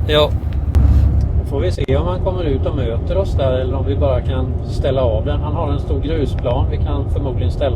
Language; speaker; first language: Swedish; native; Swedish